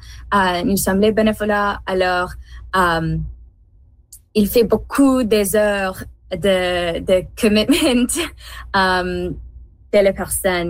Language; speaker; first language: French; non-native, learner; English